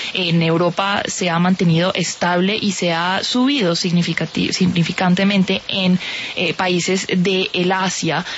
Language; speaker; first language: Spanish; native; Spanish